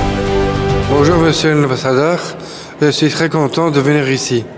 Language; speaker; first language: French; native; French